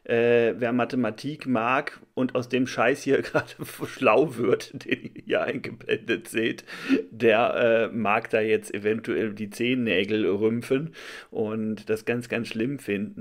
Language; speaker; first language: German; native; German